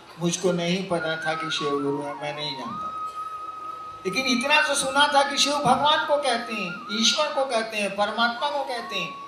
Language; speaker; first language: Hindi; native; Hindi